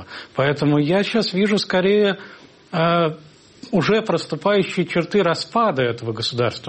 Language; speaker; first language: Russian; native; Russian